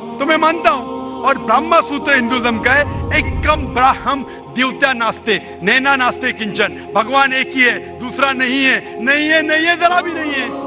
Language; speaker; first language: Urdu; non-native, local second language; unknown